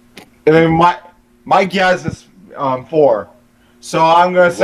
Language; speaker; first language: English; native; English